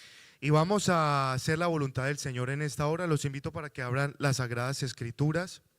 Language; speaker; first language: Spanish; native; Spanish